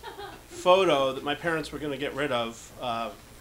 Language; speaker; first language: English; native; English